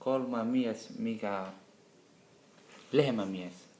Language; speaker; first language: Finnish; non-native, learner; Somali